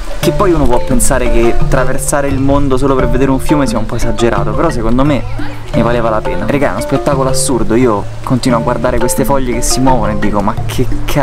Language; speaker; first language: Italian; native; Italian